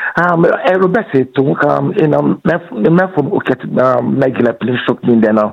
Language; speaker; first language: Hungarian; non-native, fluent; Yoruba